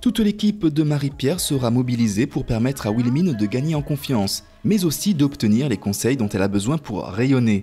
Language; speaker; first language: French; native; French